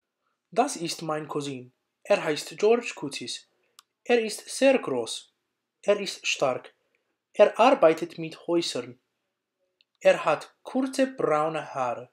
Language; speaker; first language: German; non-native, learner; English